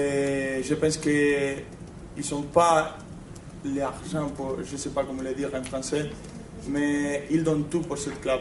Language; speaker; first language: French; non-native, fluent; Spanish